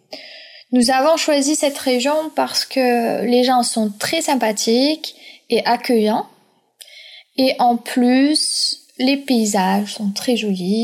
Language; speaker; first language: French; non-native, fluent; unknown